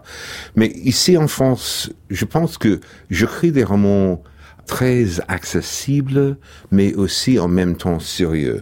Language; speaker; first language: French; non-native, fluent; English